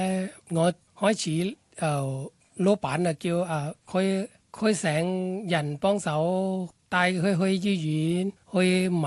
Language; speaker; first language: Cantonese; non-native, learner; Thai